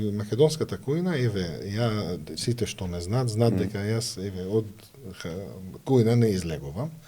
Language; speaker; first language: Macedonian; non-native, fluent; Arabic